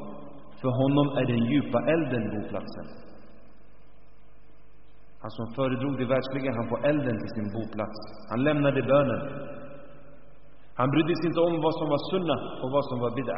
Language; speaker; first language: Swedish; early bilingual, other home language; Arabic